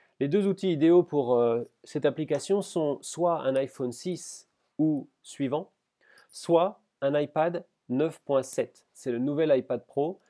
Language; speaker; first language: French; native; French